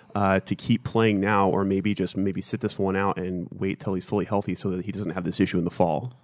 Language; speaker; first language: English; native; English